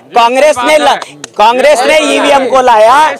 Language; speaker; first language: Hindi; non-native, local second language; Marathi